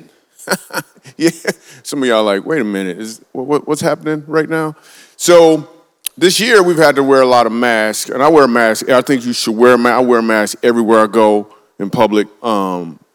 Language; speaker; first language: English; native; English